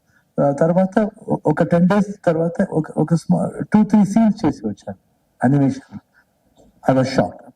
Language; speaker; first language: Telugu; non-native, learner; Kannada